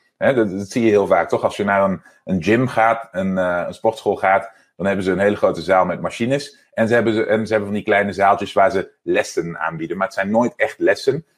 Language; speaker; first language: Dutch; native; Dutch